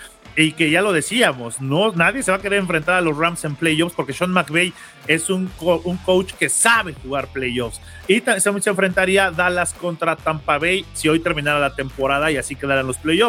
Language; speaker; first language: Spanish; native; Spanish